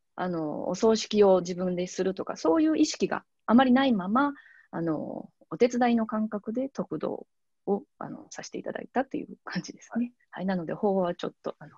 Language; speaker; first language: Japanese; native; Japanese